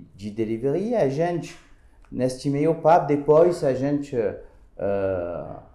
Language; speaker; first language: Portuguese; non-native, fluent; French